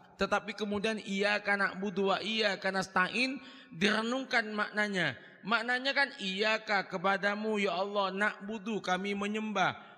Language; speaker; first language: Indonesian; non-native, local second language; Madurese